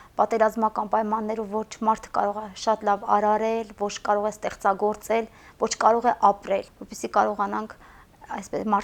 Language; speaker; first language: Armenian; native; Armenian